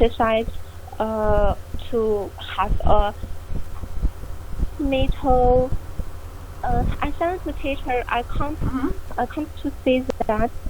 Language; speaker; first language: English; non-native, learner; Chinese